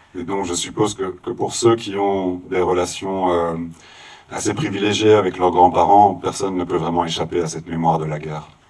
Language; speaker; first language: French; native; French